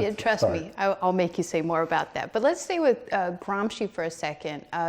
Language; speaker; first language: English; native; English